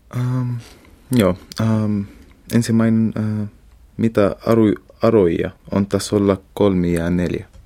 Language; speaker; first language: Finnish; non-native, learner; Arabic